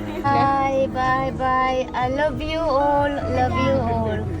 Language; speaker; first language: English; native; English